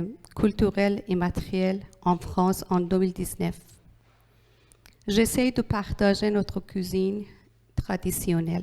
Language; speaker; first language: French; non-native, learner; Persian